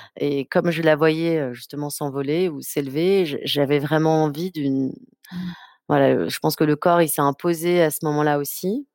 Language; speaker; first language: French; native; French